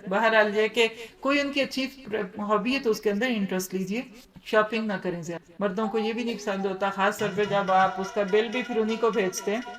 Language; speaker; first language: Urdu; native; Urdu